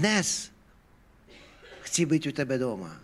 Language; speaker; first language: Czech; non-native, fluent; Ukrainian